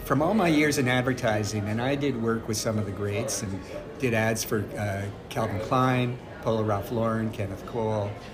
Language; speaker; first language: English; native; English